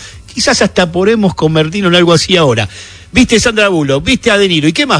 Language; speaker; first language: Spanish; native; Spanish